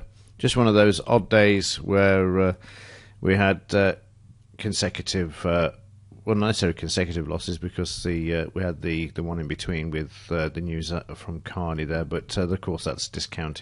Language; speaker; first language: English; native; English